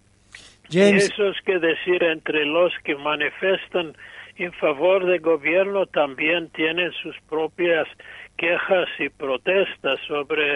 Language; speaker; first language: Spanish; non-native, fluent; English